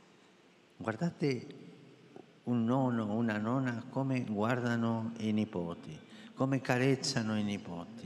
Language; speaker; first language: Italian; non-native, fluent; Spanish